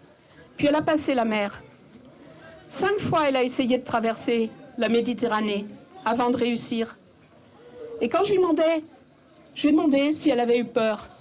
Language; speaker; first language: French; native; French